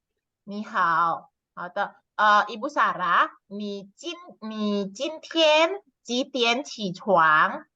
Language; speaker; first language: Chinese; non-native, fluent; Indonesian